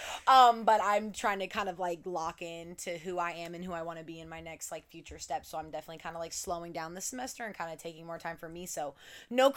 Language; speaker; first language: English; native; English